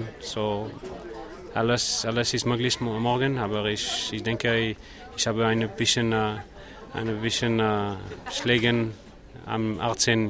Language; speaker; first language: German; non-native, learner; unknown